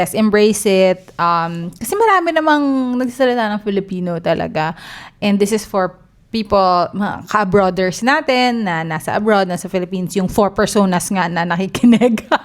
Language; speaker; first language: Filipino; native; Filipino